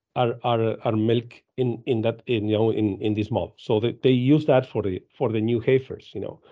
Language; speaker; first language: English; non-native, fluent; Spanish